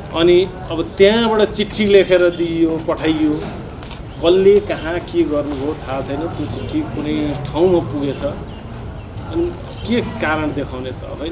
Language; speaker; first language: Nepali; non-native, local second language; Maithili